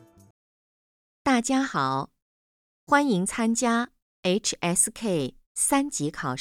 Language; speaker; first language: Chinese; native; Chinese